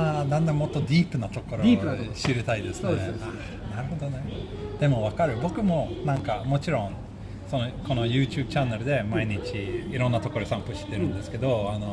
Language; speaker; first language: Japanese; non-native, fluent; Swedish